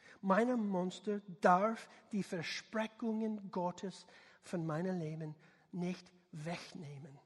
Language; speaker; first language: German; non-native, learner; English